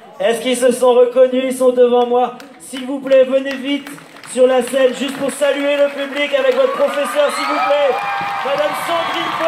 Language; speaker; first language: French; native; French